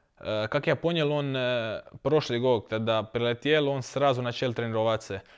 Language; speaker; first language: Russian; non-native, learner; Croatian